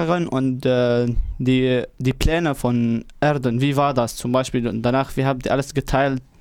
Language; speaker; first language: German; non-native, learner; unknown